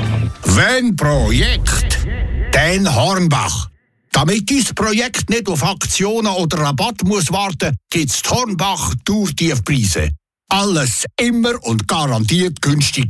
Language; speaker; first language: German; native; German